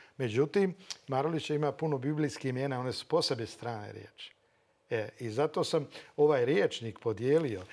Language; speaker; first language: Croatian; native; Croatian